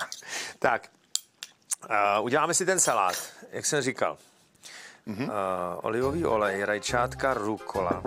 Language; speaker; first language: Czech; native; Czech